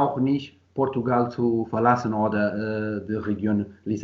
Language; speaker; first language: German; non-native, learner; Portuguese